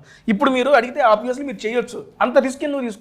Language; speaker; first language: Telugu; native; Telugu